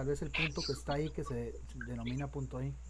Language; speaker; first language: Spanish; native; Spanish